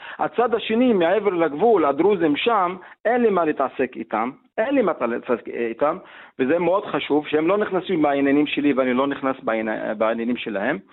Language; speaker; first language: Hebrew; non-native, local second language; Arabic